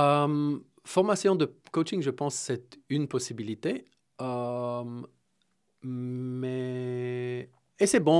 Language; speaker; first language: French; non-native, fluent; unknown